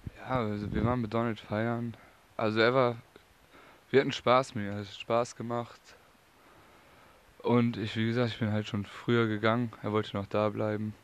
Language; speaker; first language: German; native; German